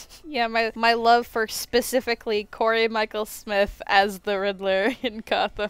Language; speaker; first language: English; native; English